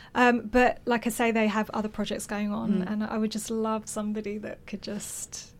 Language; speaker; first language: English; native; English